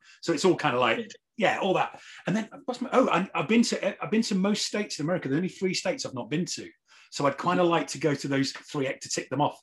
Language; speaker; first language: English; native; English